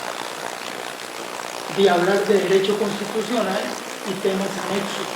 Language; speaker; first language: Spanish; native; Spanish